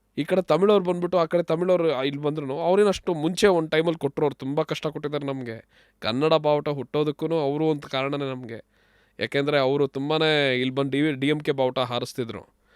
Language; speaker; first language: Kannada; native; Kannada